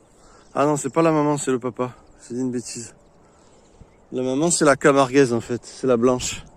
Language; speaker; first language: French; native; French